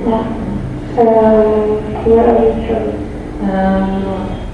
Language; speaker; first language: English; non-native, learner; Arabic